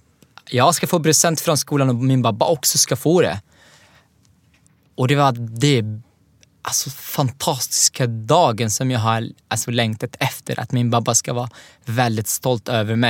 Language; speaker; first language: Swedish; non-native, fluent; Arabic